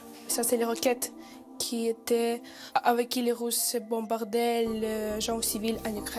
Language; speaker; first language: French; non-native, learner; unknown